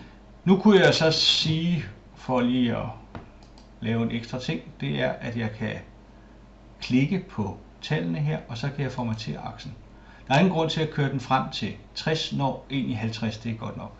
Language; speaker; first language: Danish; native; Danish